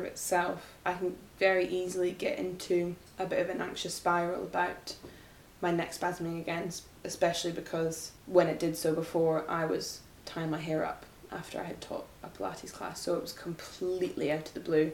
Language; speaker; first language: English; native; English